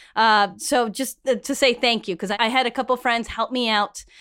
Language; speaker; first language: English; early bilingual, other home language; Spanish